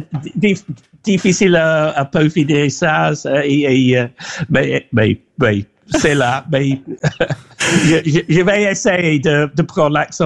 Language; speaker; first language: French; non-native, fluent; English